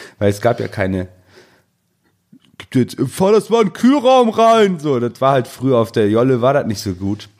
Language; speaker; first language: German; native; German